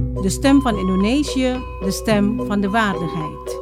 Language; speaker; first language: Dutch; non-native, fluent; Indonesian